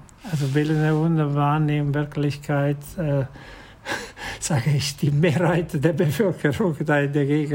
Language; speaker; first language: German; non-native, fluent; Italian